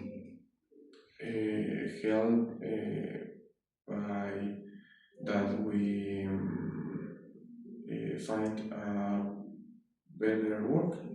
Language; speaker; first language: English; non-native, learner; Spanish